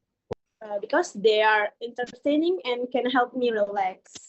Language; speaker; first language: English; non-native, learner; Indonesian